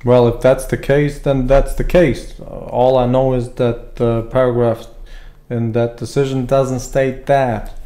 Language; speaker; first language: English; non-native, fluent; Latvian